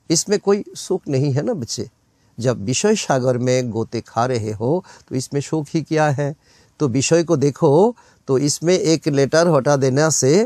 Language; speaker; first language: Hindi; non-native, local second language; Bangla